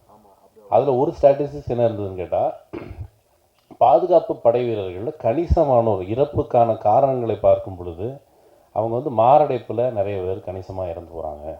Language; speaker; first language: Tamil; native; Tamil